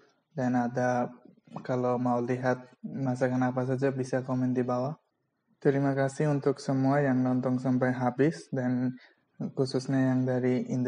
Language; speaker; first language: Indonesian; non-native, fluent; Bangla